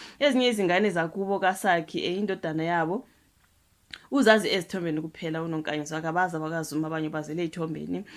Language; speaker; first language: Zulu; non-native, local second language; Xhosa